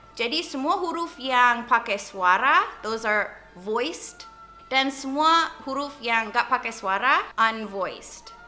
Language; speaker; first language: Indonesian; non-native, fluent; English